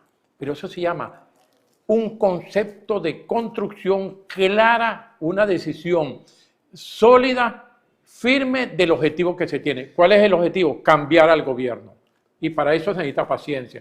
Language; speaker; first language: Spanish; native; Spanish